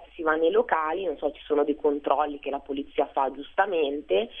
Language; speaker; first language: Italian; early bilingual, other home language; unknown